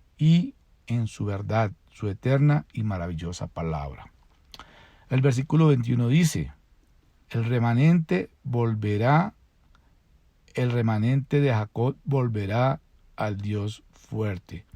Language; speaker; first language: Spanish; native; Spanish